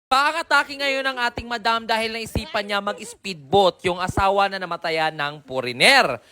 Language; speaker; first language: Filipino; non-native, local second language; Surigaonon